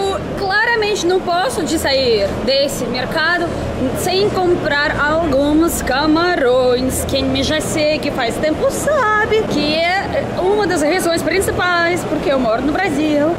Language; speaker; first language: Portuguese; non-native, fluent; Russian